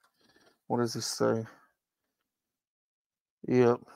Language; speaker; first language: English; native; English